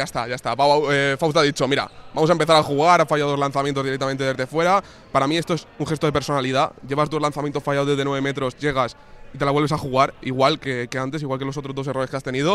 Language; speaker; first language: Spanish; native; Spanish